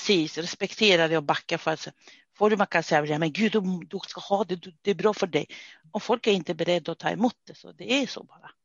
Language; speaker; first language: Swedish; non-native, fluent; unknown